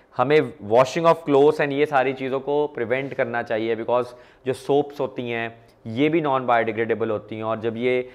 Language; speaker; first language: Hindi; non-native, local second language; Punjabi